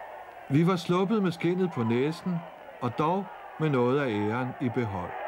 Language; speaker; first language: Danish; native; Danish